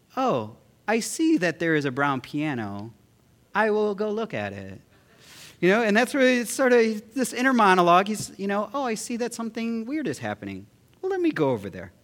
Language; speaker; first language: English; early bilingual, other home language; Filipino